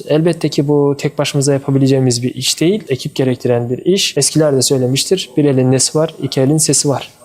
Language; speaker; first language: Turkish; non-native, fluent; Turkmen